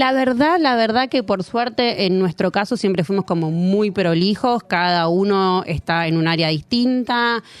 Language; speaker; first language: Spanish; native; Spanish